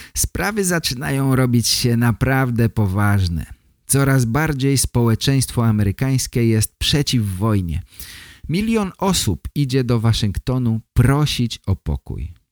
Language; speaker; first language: Polish; native; Polish